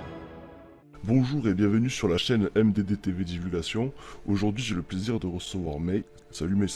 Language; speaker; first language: French; native; French